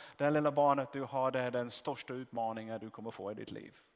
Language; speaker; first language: Swedish; non-native, fluent; English